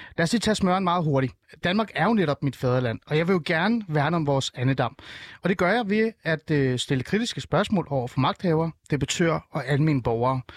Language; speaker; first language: Danish; early bilingual, other home language; Persian